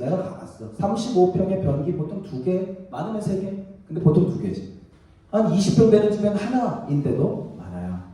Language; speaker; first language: Korean; native; Korean